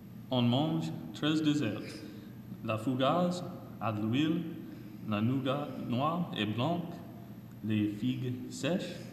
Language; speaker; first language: French; non-native, learner; English